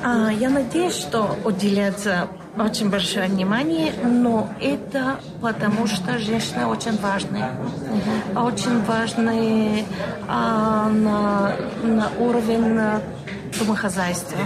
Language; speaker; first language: Russian; non-native, fluent; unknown